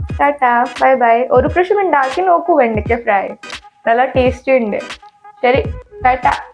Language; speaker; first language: Malayalam; non-native, learner; Hindi